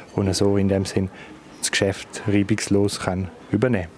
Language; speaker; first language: German; native; German